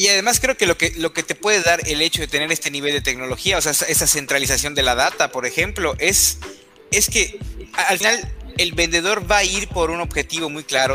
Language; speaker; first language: Spanish; native; Spanish